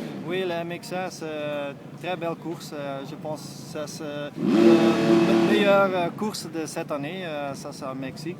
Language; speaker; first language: French; non-native, fluent; Dutch